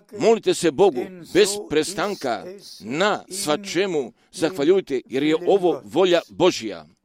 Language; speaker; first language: Croatian; early bilingual, heritage; Croatian